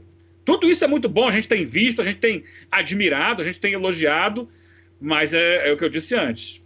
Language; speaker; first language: Portuguese; native; Portuguese